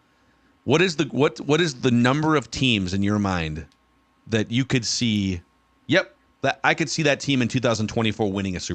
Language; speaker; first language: English; native; English